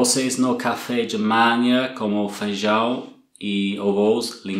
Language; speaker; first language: Portuguese; non-native, learner; English